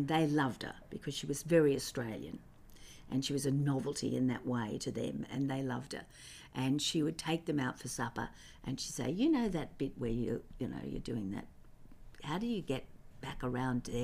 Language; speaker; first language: English; native; English